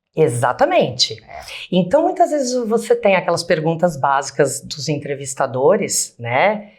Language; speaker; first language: Portuguese; native; Portuguese